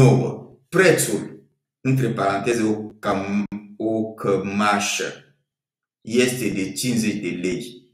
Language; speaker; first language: Romanian; non-native, fluent; French